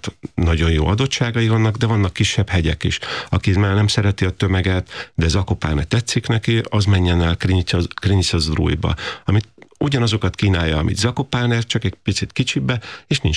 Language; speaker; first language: Hungarian; native; Hungarian